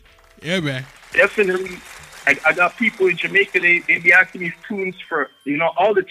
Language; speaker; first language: English; native; English